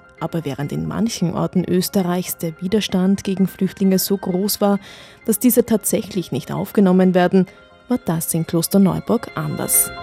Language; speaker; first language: German; native; German